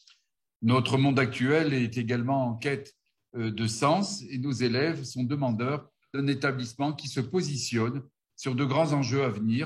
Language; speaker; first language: French; native; French